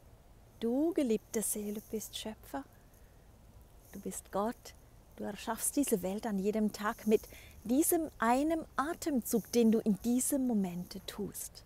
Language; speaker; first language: German; native; German